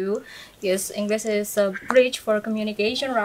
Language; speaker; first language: English; non-native, fluent; Indonesian